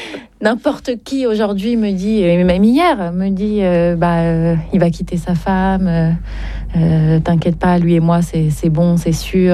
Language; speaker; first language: French; native; French